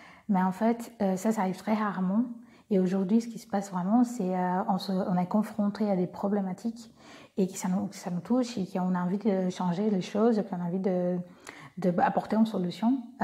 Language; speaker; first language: French; non-native, fluent; Portuguese